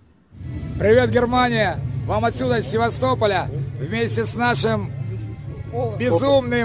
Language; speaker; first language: Russian; native; Russian